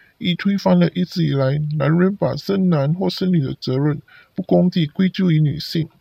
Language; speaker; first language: Chinese; non-native, local second language; Cantonese